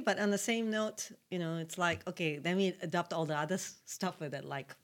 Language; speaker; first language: English; non-native, local second language; Tamil